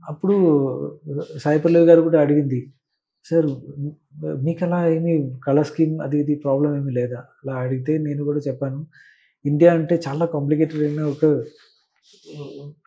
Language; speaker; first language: Telugu; non-native, learner; Malayalam